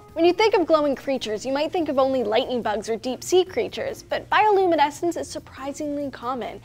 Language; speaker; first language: English; native; English